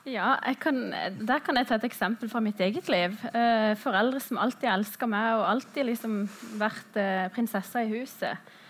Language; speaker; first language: Norwegian; early bilingual, other home language; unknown